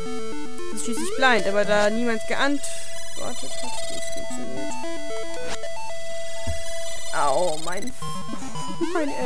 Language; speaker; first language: German; native; German